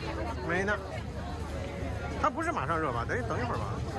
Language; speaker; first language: Chinese; native; Chinese